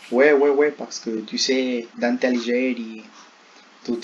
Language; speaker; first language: French; non-native, learner; Spanish